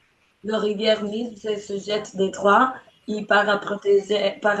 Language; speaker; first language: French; non-native, learner; Spanish